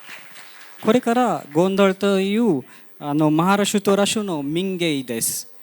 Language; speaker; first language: Japanese; non-native, fluent; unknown